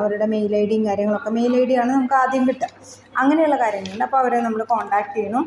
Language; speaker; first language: Malayalam; native; Malayalam